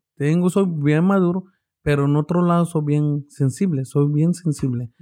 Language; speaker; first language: Spanish; native; Spanish